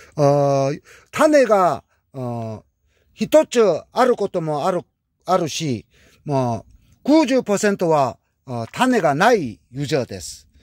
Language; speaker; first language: Japanese; non-native, learner; Korean